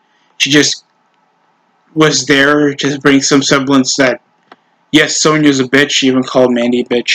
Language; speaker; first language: English; native; English